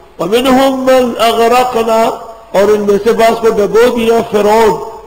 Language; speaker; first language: Urdu; non-native, local second language; Pashto